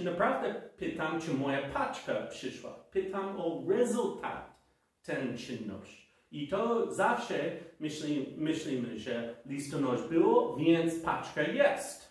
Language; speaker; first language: Polish; non-native, fluent; English